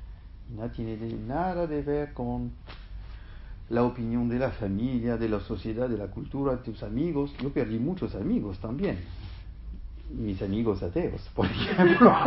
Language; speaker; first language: Spanish; non-native, fluent; French